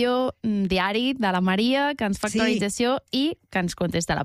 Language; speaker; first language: Catalan; native; Catalan